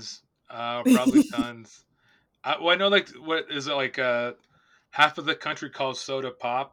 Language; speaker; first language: English; native; English